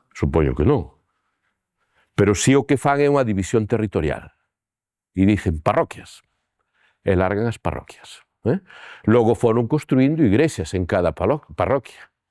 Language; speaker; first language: Galician; native; Galician